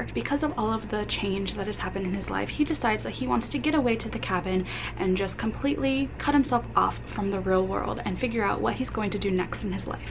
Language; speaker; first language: English; native; English